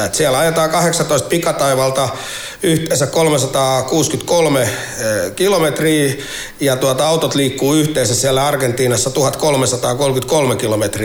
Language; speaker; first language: Finnish; native; Finnish